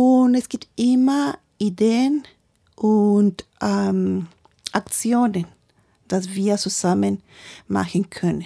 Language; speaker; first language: German; non-native, learner; Spanish